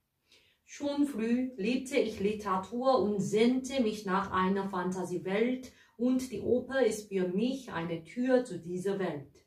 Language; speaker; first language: German; non-native, learner; Korean